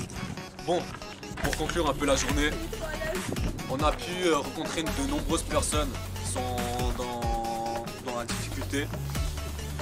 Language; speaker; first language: French; native; French